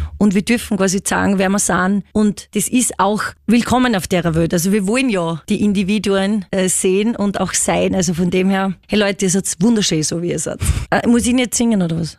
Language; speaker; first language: German; native; German